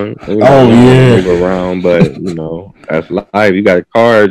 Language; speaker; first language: English; native; English